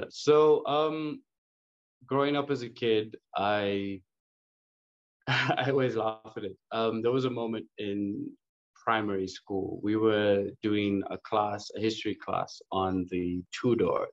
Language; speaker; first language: English; native; English